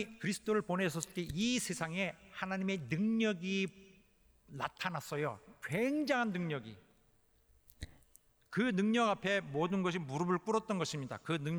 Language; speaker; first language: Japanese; non-native, fluent; Korean